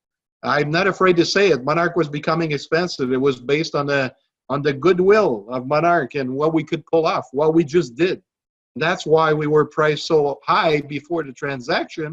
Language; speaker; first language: English; non-native, local second language; French